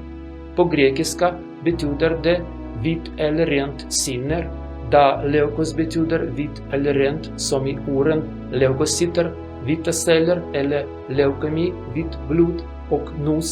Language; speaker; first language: Swedish; non-native, learner; Russian